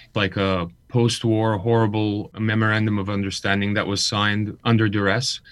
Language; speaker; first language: English; early bilingual, other home language; Armenian